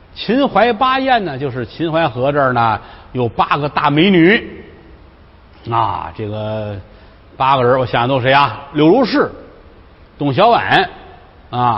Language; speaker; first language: Chinese; native; Chinese